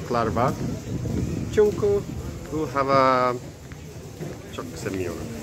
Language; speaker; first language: Turkish; non-native, learner; English